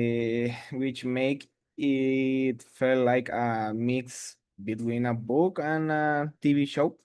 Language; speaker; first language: English; non-native, learner; Spanish